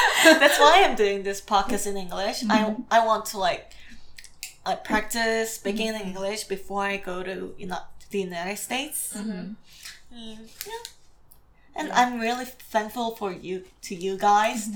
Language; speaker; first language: English; non-native, learner; Korean